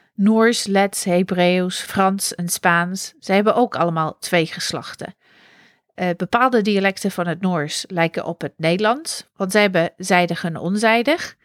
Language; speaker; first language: Dutch; non-native, fluent; English